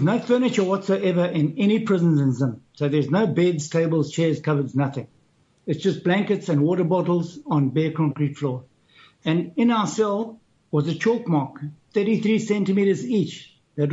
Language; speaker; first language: English; native; English